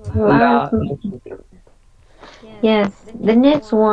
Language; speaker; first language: English; non-native, fluent; Spanish